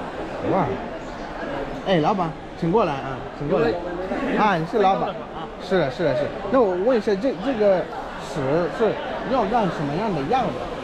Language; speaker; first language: Chinese; non-native, learner; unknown